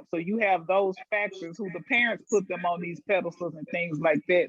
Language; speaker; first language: English; native; English